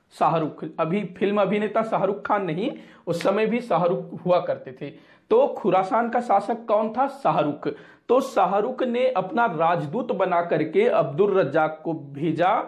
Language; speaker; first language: Hindi; non-native, local second language; Marathi